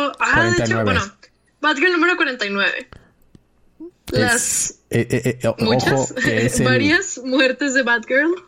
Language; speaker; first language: Spanish; native; Spanish